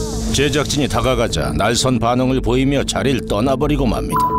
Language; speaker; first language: Korean; native; Korean